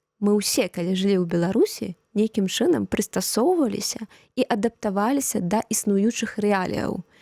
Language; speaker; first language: Belarusian; native; Belarusian